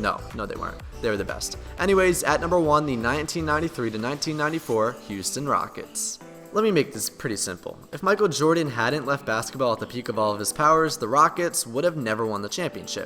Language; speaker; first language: English; native; English